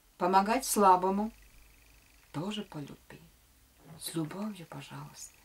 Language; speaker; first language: Russian; non-native, local second language; Latvian